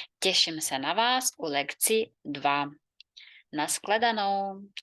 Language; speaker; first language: Czech; non-native, fluent; Ukrainian